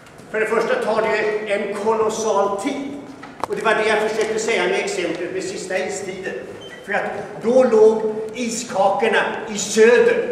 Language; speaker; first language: Swedish; native; Swedish